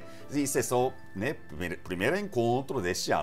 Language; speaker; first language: Portuguese; non-native, fluent; Japanese